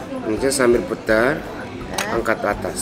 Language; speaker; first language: Indonesian; non-native, fluent; Japanese